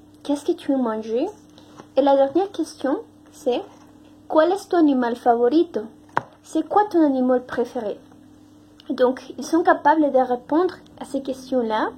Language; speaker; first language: French; non-native, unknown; Spanish